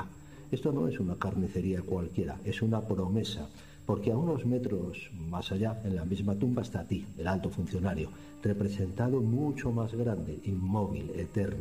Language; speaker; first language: Spanish; native; Spanish